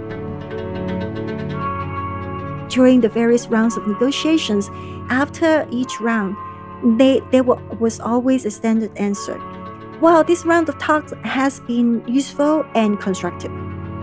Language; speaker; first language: English; non-native, local second language; Cantonese